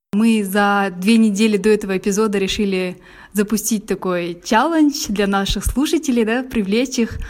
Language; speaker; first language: Russian; native; Russian